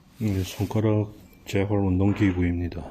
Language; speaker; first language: Korean; native; Korean